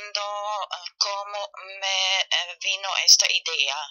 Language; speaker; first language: Spanish; non-native, fluent; German